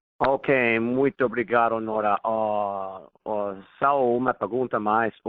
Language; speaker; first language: Portuguese; non-native, fluent; English